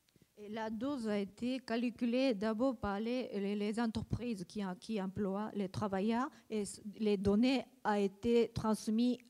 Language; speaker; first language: French; non-native, learner; Japanese